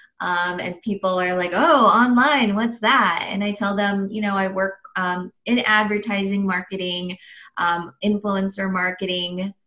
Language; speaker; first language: English; early bilingual, other home language; Filipino